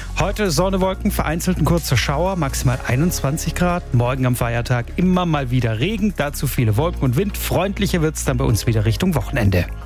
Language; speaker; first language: German; native; German